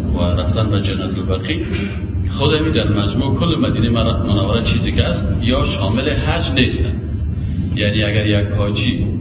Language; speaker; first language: Persian; native; Persian